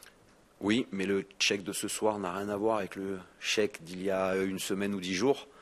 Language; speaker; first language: French; native; French